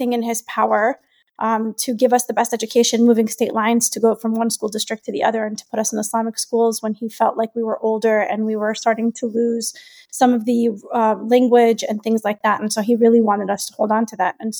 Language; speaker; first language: English; native; English